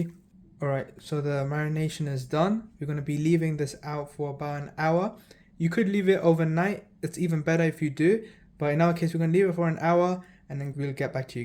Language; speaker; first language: English; early bilingual, other home language; Tamil